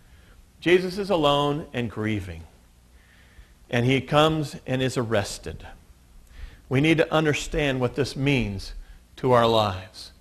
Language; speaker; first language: English; native; English